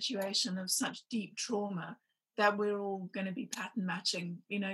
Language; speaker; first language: English; native; English